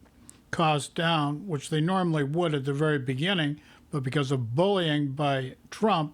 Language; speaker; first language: English; native; English